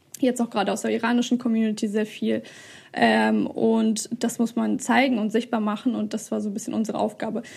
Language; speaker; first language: German; early bilingual, other home language; Russian